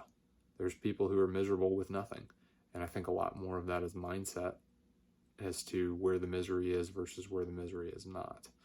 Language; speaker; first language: English; native; English